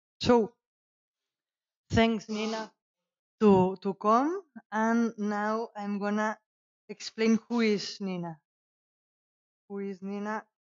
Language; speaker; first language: English; non-native, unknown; Catalan